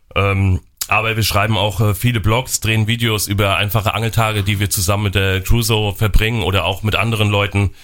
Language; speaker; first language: German; native; German